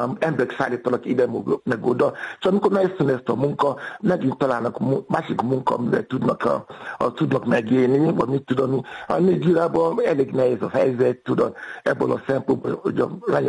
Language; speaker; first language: Hungarian; non-native, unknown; Yoruba